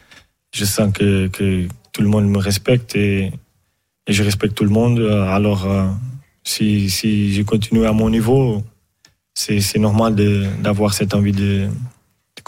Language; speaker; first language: French; non-native, fluent; Portuguese